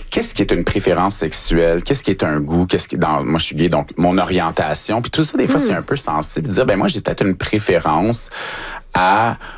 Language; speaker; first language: French; native; French